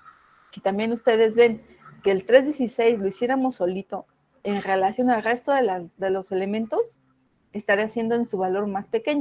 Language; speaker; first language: Spanish; native; Spanish